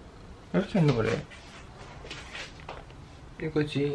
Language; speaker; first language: Korean; non-native, fluent; Thai